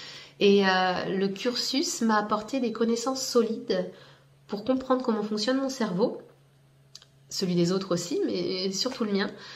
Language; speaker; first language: French; native; French